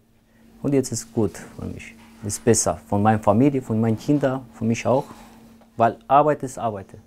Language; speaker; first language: German; non-native, learner; Romanian